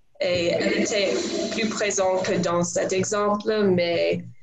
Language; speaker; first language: French; non-native, learner; English